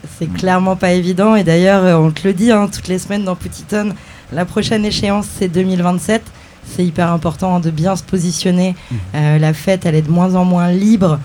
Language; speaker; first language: French; native; French